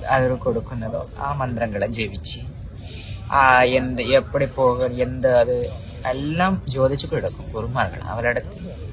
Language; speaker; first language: Malayalam; non-native, local second language; Tamil